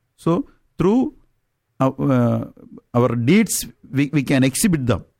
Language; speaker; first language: English; non-native, local second language; Malayalam